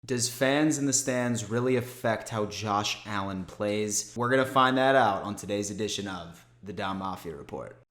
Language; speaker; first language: English; native; English